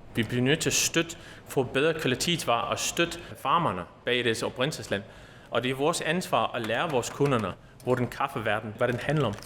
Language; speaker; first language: Danish; non-native, fluent; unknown